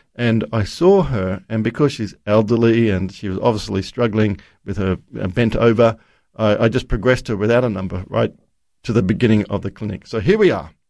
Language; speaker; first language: English; native; English